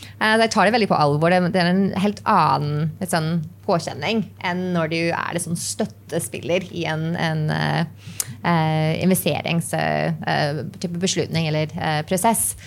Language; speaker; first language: Norwegian; non-native, fluent; English